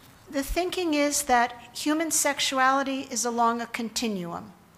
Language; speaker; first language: English; native; English